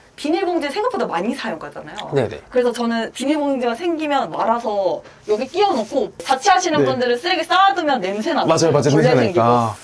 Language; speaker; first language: Korean; native; Korean